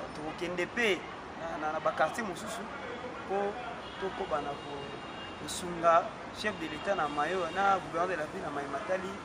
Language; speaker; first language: Lingala; native; Lingala